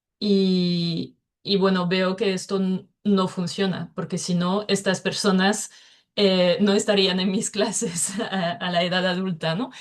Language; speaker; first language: Spanish; non-native, fluent; French